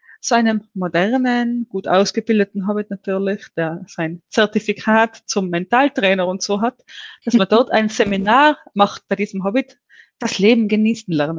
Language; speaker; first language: German; native; German